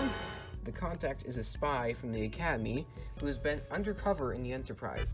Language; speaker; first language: English; native; English